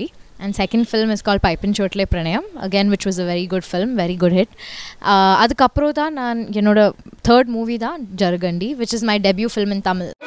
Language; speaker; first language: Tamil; non-native, learner; Malayalam